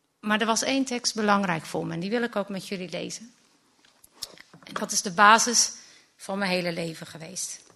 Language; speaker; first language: Dutch; native; Dutch